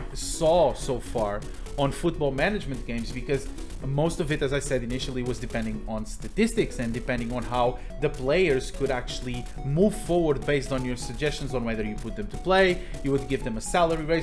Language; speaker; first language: English; non-native, fluent; Portuguese